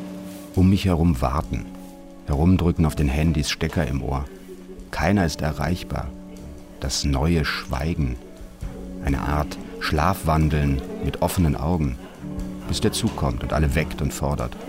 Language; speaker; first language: German; native; German